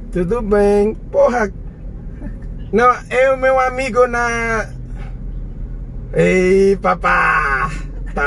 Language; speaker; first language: Portuguese; non-native, learner; Indonesian